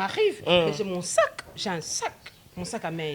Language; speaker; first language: French; non-native, local second language; Lingala